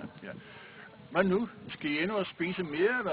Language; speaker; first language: Danish; native; Danish